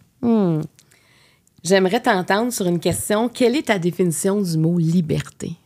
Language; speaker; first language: French; native; French